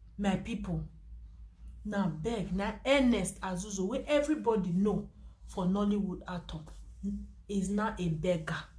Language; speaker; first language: Nigerian Pidgin; non-native, local second language; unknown